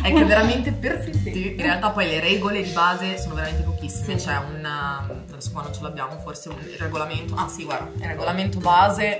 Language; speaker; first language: Italian; native; Italian